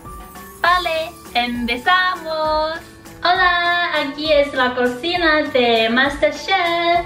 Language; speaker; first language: Spanish; non-native, fluent; Chinese